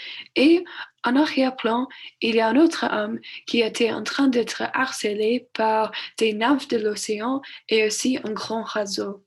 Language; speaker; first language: French; non-native, learner; English